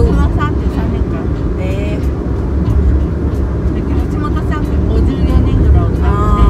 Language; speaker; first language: Japanese; native; Japanese